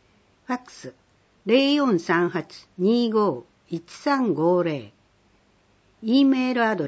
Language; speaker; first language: Japanese; native; Japanese